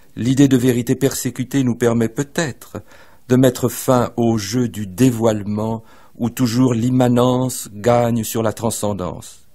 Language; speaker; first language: French; native; French